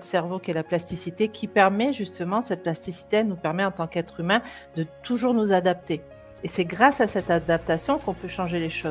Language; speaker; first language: French; native; French